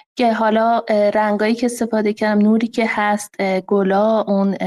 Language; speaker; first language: Persian; native; Persian